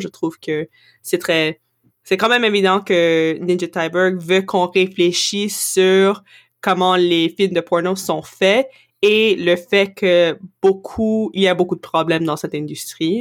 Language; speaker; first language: French; non-native, local second language; English